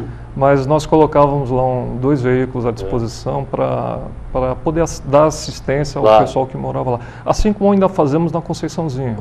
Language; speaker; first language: Portuguese; native; Portuguese